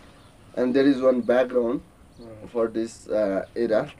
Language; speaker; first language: English; non-native, learner; Newari